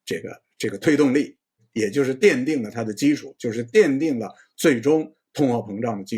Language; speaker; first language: Chinese; native; Chinese